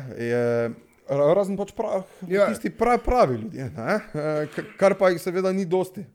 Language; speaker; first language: Slovenian; non-native, local second language; Serbian